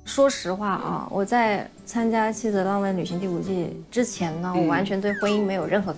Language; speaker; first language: Chinese; native; Chinese